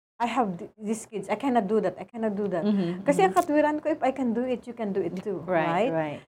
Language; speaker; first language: English; non-native, local second language; Filipino